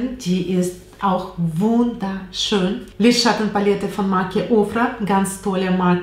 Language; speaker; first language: German; non-native, learner; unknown